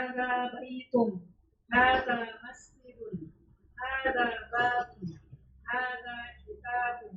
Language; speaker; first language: Arabic; non-native, learner; Indonesian